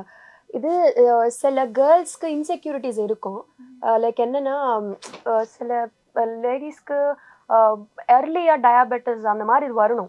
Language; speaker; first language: Tamil; non-native, learner; Telugu